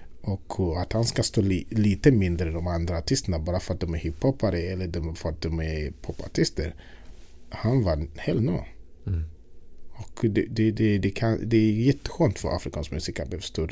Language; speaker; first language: Swedish; non-native, fluent; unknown